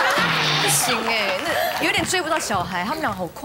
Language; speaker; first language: Chinese; native; Chinese